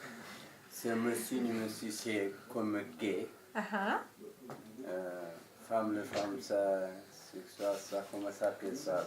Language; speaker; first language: French; non-native, learner; Arabic